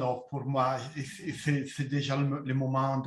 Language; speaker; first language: French; non-native, fluent; Italian